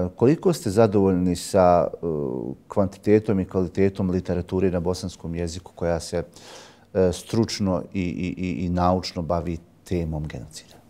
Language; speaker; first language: Bosnian; native; Bosnian